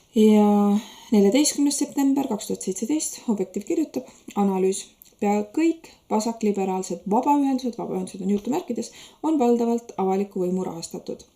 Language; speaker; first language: Estonian; native; Estonian